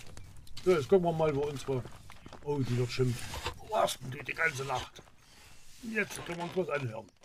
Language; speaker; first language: German; native; German